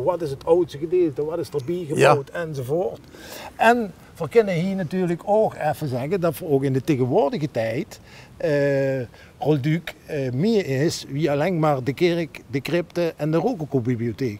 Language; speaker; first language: Dutch; native; Dutch